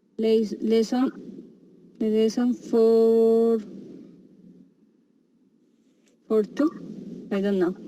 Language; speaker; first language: English; non-native, learner; Spanish